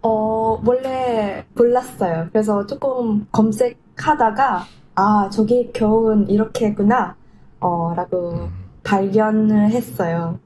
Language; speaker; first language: Korean; non-native, learner; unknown